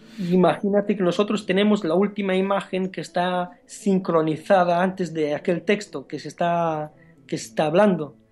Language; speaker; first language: Spanish; non-native, fluent; Romanian